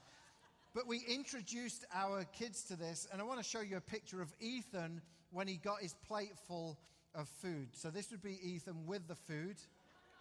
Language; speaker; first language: English; native; English